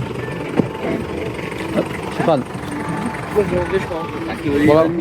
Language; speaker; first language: French; native; French